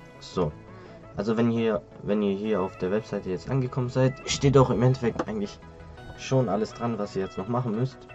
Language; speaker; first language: German; native; German